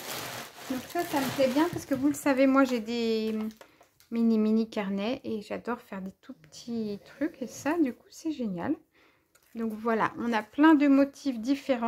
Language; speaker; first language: French; native; French